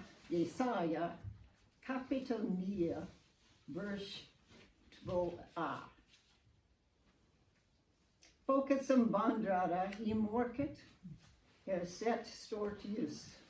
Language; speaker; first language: Swedish; non-native, learner; English